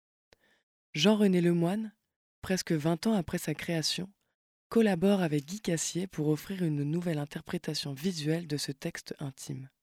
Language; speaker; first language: French; native; French